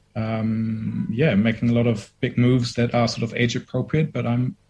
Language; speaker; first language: English; non-native, fluent; German